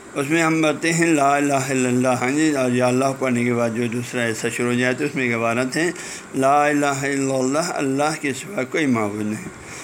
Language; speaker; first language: Urdu; non-native, local second language; Balti